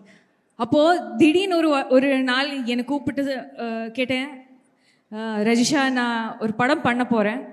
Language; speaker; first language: Tamil; non-native, learner; Malayalam